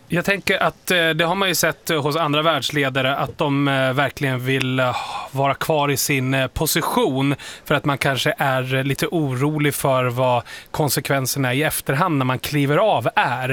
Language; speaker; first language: Swedish; native; Swedish